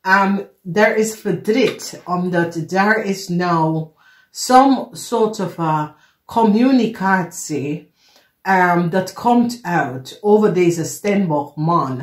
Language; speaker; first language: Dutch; non-native, fluent; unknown